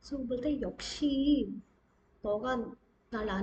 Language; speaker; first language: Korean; non-native, fluent; Hindi